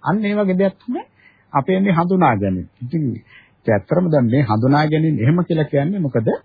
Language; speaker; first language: Sinhala; native; Sinhala